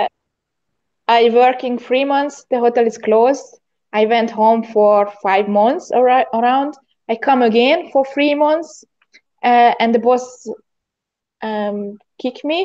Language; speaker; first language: English; non-native, learner; Hungarian